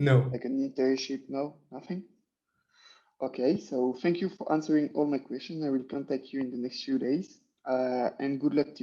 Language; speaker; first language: English; non-native, learner; French